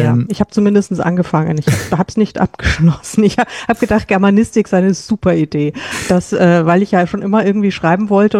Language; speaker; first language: German; native; German